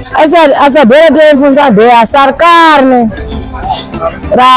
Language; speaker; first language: Portuguese; non-native, local second language; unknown